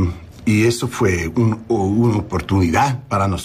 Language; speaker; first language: Spanish; early bilingual, heritage; English